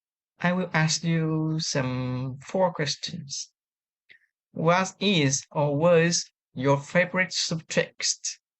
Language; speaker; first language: English; non-native, learner; Vietnamese